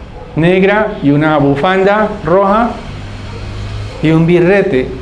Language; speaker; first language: Spanish; native; Spanish